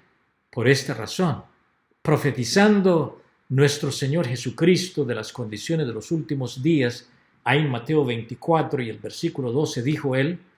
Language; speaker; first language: Spanish; native; Spanish